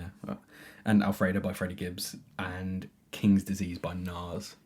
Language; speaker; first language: English; native; English